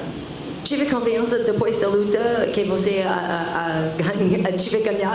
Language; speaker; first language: Portuguese; non-native, learner; English